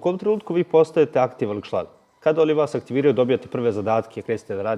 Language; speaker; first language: Bosnian; native; Bosnian